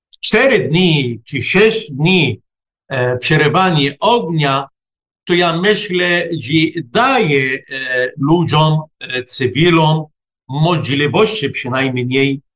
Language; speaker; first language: Polish; non-native, fluent; Arabic